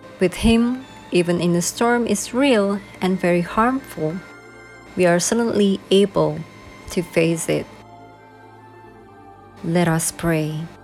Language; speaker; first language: English; non-native, fluent; Indonesian